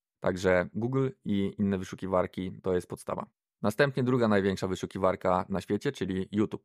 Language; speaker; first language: Polish; native; Polish